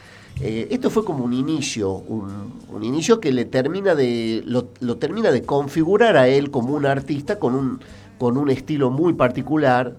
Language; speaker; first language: Spanish; native; Spanish